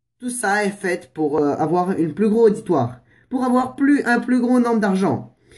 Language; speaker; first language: French; non-native, fluent; Russian